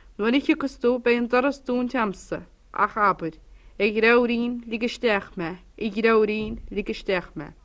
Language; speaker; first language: Irish; native; Irish